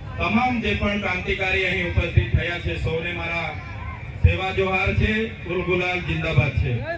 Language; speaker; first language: Gujarati; non-native, local second language; Vasavi